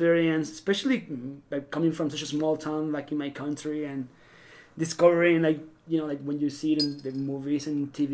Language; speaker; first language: English; non-native, fluent; Spanish